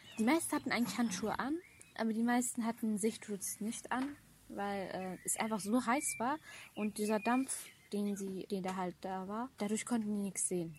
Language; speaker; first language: German; native; German